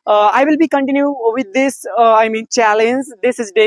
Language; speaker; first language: English; non-native, learner; Hindi